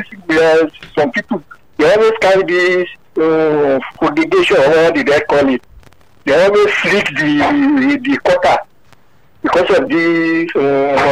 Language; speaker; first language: English; non-native, local second language; Yoruba